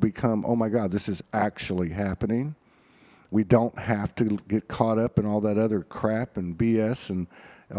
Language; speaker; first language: English; native; English